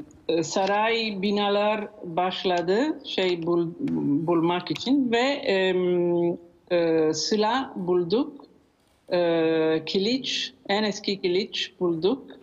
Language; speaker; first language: Turkish; non-native, learner; Italian